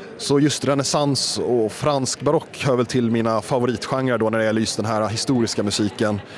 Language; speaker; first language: Swedish; native; Swedish